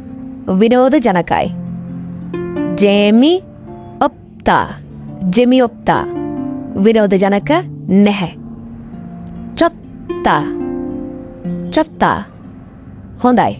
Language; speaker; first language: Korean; non-native, fluent; Sinhala